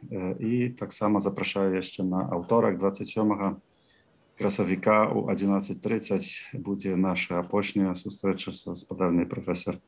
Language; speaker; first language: Polish; non-native, learner; Belarusian